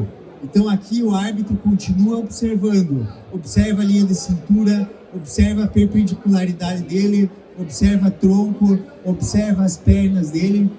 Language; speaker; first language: Portuguese; native; Portuguese